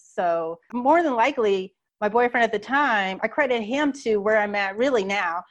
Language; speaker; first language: English; native; English